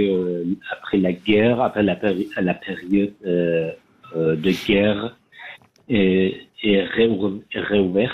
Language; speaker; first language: French; non-native, fluent; Persian